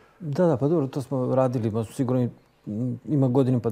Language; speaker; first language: Serbian; native; Serbian